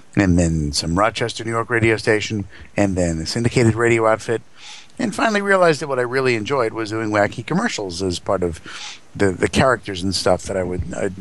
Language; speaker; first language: English; native; English